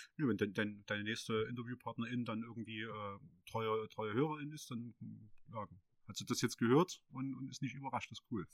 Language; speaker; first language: German; native; German